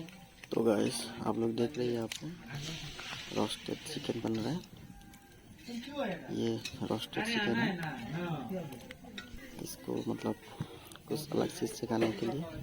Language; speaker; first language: Hindi; non-native, local second language; Assamese